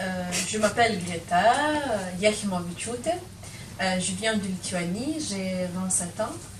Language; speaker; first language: French; non-native, fluent; Lithuanian